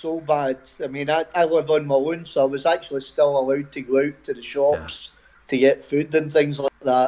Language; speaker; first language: English; native; English